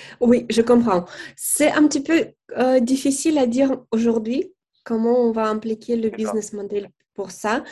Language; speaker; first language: French; non-native, fluent; Russian